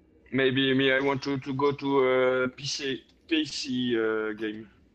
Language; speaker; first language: English; non-native, learner; French